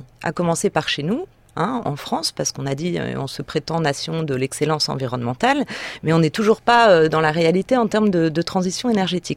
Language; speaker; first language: French; native; French